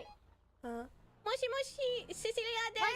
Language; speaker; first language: Japanese; non-native, learner; English